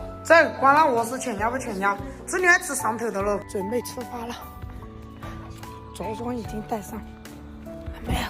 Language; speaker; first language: Chinese; native; Chinese